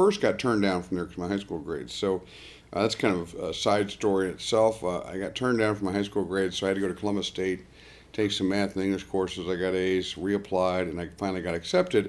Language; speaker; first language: English; native; English